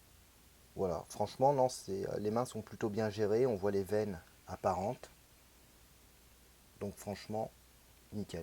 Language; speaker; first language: French; native; French